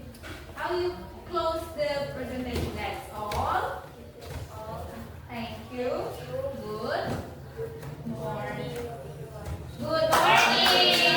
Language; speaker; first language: English; non-native, learner; Indonesian